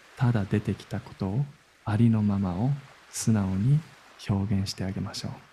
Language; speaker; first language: Japanese; native; Japanese